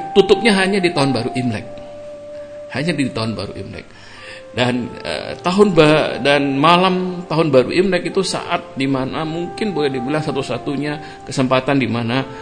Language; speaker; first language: Indonesian; native; Indonesian